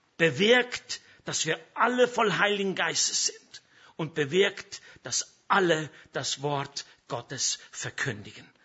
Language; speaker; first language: German; native; German